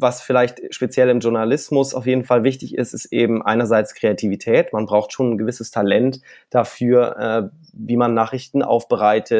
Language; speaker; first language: German; native; German